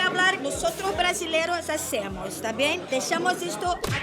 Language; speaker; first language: Spanish; non-native, learner; Portuguese